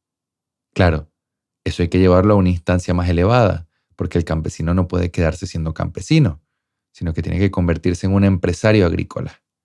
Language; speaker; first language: Spanish; native; Spanish